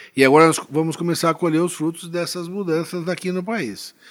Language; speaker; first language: Portuguese; native; Portuguese